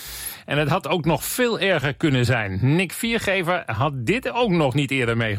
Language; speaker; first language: Dutch; native; Dutch